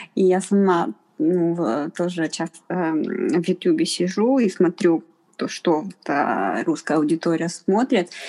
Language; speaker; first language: Russian; non-native, fluent; Chinese